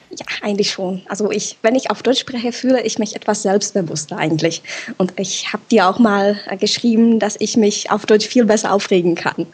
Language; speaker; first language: German; non-native, fluent; Czech